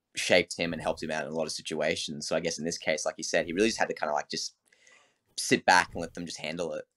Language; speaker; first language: English; native; English